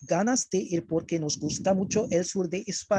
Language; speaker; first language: Spanish; non-native, learner; Hindi